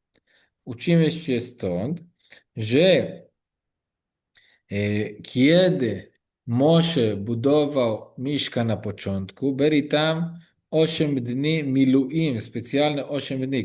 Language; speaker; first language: Polish; non-native, learner; Hebrew